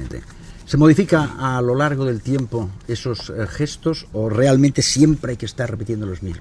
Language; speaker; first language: Spanish; native; Spanish